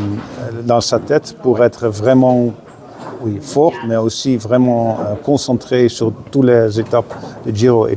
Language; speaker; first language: French; non-native, fluent; Dutch